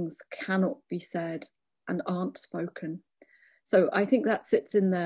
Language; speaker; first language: English; native; English